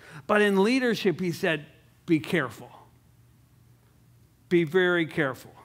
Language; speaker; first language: English; native; English